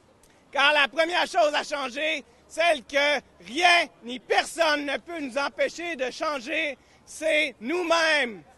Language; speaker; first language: French; native; French